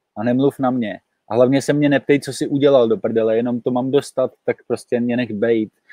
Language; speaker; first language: Czech; native; Czech